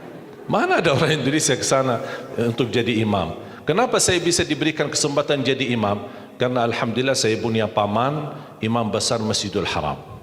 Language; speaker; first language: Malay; non-native, fluent; Arabic